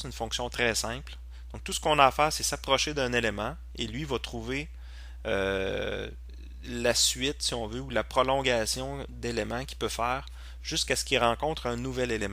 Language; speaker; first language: French; native; French